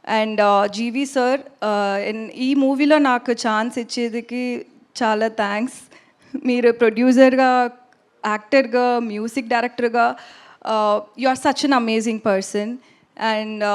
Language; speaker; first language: Telugu; non-native, learner; Tamil